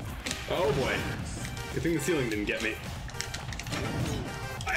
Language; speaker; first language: English; native; English